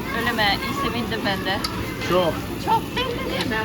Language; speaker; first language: Turkish; non-native, learner; Japanese